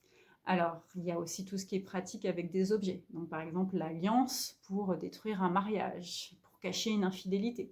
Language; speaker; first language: French; native; French